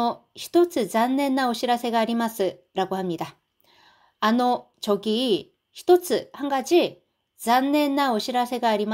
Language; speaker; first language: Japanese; non-native, fluent; Korean